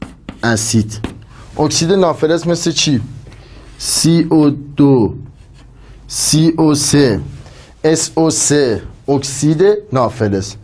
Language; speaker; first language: Persian; native; Persian